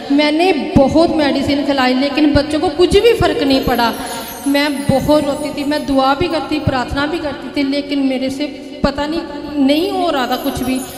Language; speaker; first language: Hindi; native; Hindi